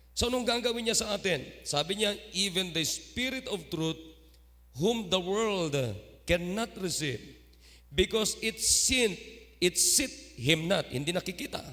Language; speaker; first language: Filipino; non-native, local second language; Iloko